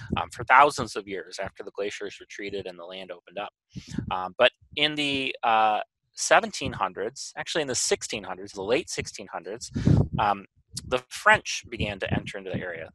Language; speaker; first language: English; native; English